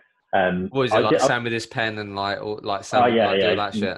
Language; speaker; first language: English; native; English